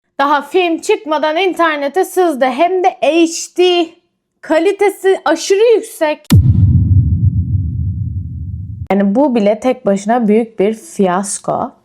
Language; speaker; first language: Turkish; native; Turkish